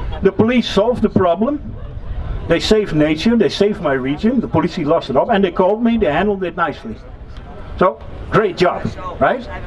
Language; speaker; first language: English; non-native, fluent; Dutch